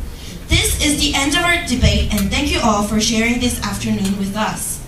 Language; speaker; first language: English; non-native, fluent; Korean